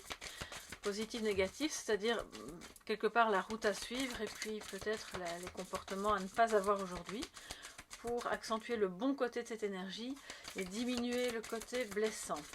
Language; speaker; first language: French; native; French